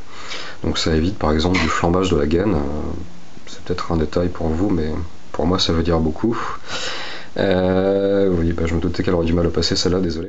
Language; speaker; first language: French; native; French